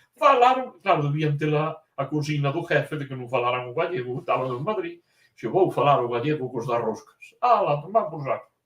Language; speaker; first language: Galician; native; Galician